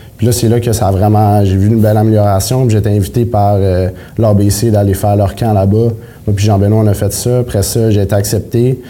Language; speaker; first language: French; native; French